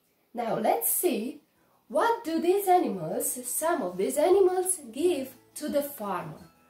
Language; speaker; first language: English; non-native, fluent; Romanian